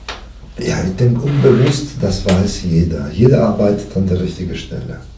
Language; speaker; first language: German; non-native, fluent; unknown